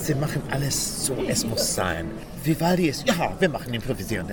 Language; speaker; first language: German; non-native, learner; English